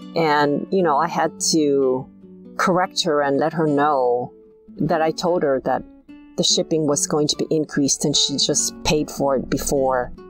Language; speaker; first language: English; native; English